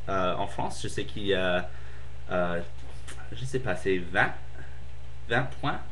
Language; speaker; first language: French; non-native, fluent; English